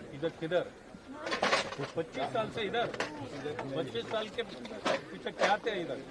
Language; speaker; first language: Hindi; non-native, local second language; Kannada